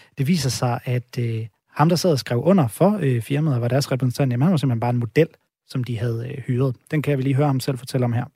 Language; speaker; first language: Danish; native; Danish